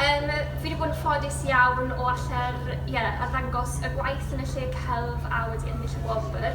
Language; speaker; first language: Welsh; native; Welsh